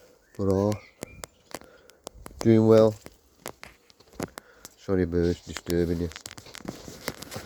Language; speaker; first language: English; native; English